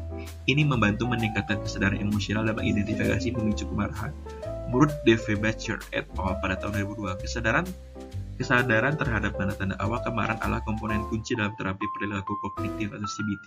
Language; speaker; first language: Indonesian; native; Indonesian